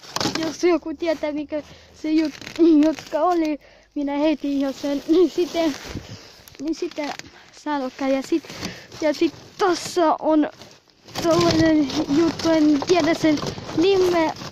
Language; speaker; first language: Finnish; early bilingual, other home language; Russian